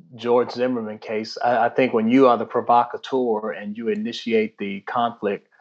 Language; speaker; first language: English; native; English